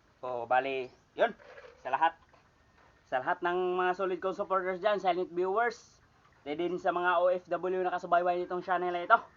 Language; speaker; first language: Filipino; non-native, local second language; Cebuano